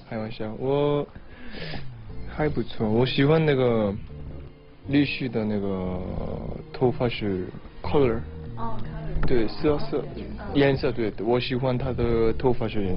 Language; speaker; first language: Chinese; non-native, learner; Korean